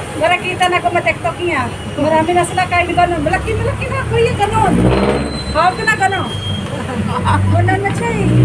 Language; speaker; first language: Filipino; non-native, learner; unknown